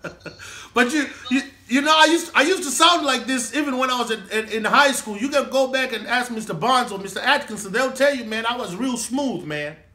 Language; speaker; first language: English; non-native, local second language; Shona